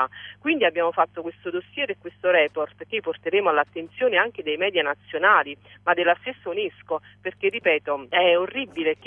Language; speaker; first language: Italian; native; Italian